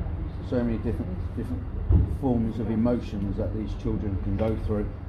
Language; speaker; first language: English; native; English